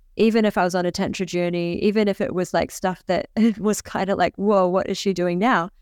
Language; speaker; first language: English; native; English